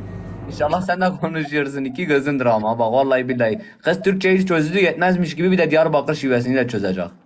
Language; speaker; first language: Turkish; native; Turkish